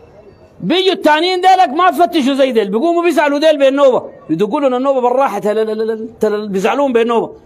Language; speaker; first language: Arabic; native; Arabic